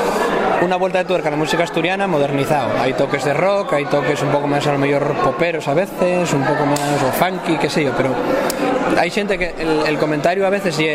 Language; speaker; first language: Spanish; native; Spanish